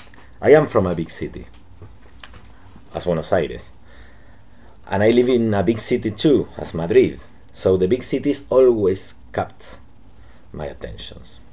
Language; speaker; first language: English; non-native, local second language; Spanish